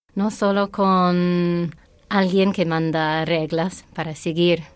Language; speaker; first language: Spanish; non-native, fluent; English